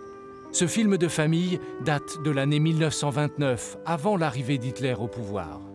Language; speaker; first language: French; native; French